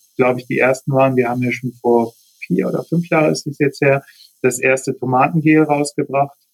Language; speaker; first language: German; native; German